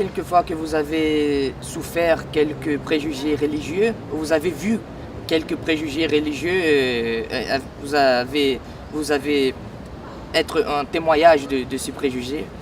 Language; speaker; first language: French; non-native, learner; Portuguese